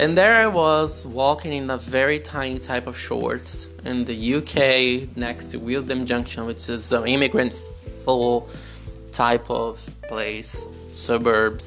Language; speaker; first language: English; non-native, fluent; Portuguese